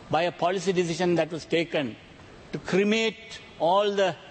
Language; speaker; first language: English; non-native, local second language; Tamil